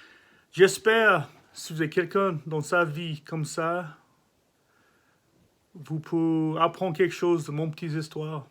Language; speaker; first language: French; non-native, learner; English